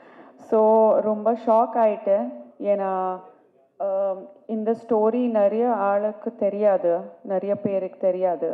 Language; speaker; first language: Tamil; non-native, fluent; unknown